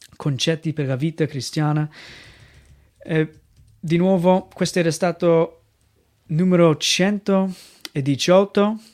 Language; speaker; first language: Italian; non-native, fluent; English